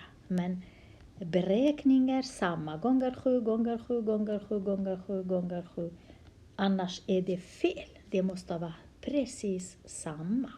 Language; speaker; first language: Swedish; non-native, fluent; Central Kurdish